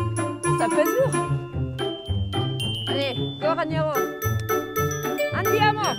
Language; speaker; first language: French; native; French